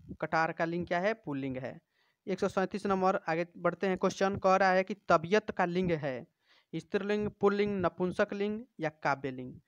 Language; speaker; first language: Hindi; native; Hindi